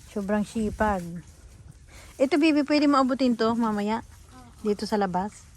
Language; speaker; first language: Filipino; native; Filipino